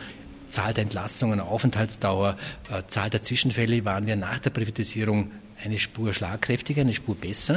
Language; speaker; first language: German; native; German